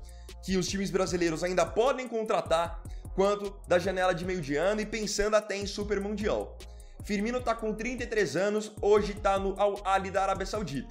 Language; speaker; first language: Portuguese; native; Portuguese